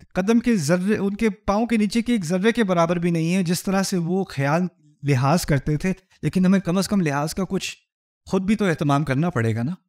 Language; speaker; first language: Urdu; native; Urdu